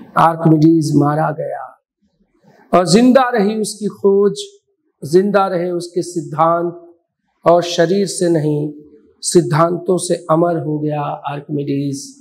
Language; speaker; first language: Hindi; non-native, local second language; Maithili